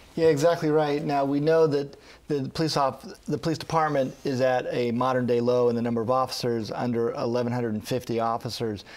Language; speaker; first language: English; native; English